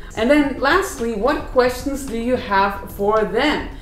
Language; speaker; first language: English; native; English